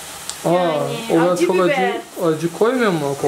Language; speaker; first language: Turkish; native; Turkish